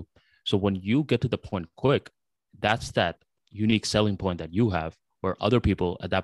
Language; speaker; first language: English; early bilingual, other home language; Bangla